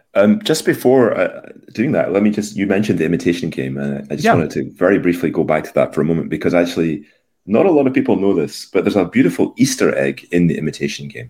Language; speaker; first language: English; native; English